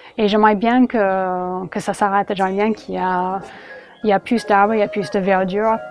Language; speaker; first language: French; non-native, fluent; English